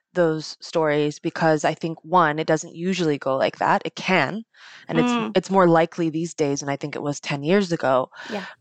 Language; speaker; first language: English; native; English